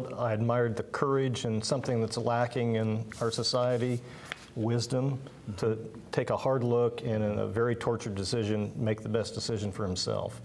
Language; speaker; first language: English; native; English